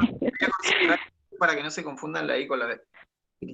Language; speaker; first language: Spanish; native; Spanish